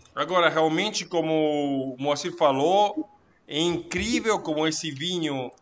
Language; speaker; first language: Portuguese; non-native, fluent; Italian